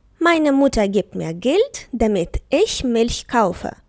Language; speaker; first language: German; non-native, fluent; Ukrainian